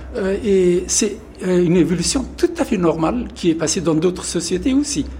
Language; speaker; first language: French; non-native, fluent; Pashto